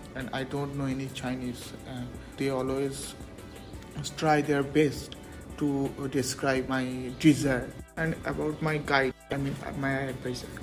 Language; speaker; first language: English; non-native, local second language; Bangla